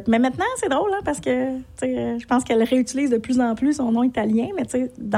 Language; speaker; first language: French; native; French